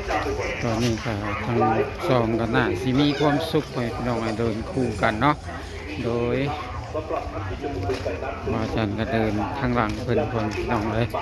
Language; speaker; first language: Thai; non-native, local second language; Lao